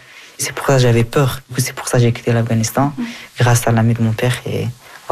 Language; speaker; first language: French; early bilingual, other home language; Persian